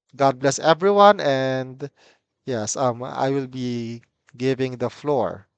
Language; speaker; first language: English; non-native, local second language; Filipino